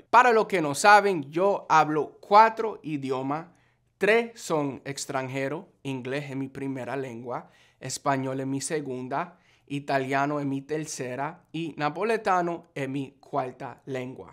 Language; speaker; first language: Spanish; non-native, fluent; English